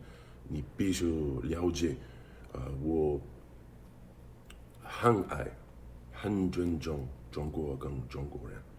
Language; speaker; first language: Chinese; non-native, learner; English